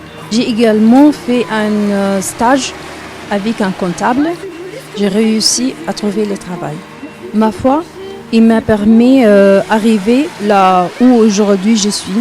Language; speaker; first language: French; non-native, learner; Arabic